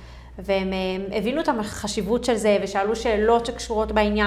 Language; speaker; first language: Hebrew; native; Hebrew